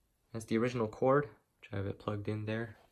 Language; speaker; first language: English; native; English